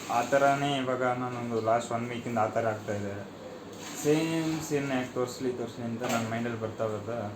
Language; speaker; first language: Kannada; native; Kannada